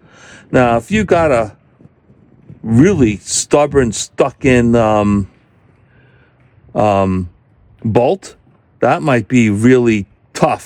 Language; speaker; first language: English; native; English